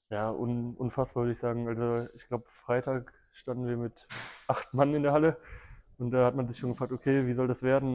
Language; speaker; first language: German; native; German